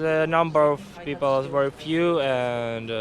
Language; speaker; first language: English; non-native, learner; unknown